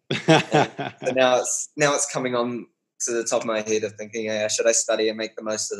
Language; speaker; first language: English; native; English